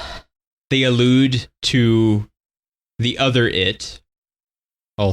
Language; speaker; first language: English; native; English